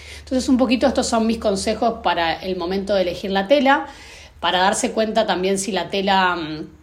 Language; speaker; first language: Spanish; native; Spanish